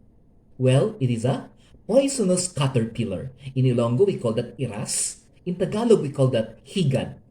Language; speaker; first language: English; non-native, local second language; Hiligaynon